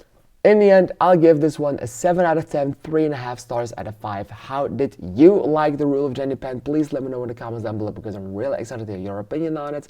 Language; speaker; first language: English; non-native, fluent; Dutch